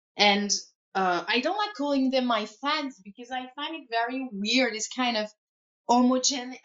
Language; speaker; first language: English; non-native, fluent; French